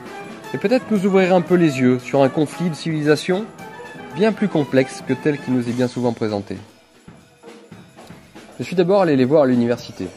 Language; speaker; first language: French; native; French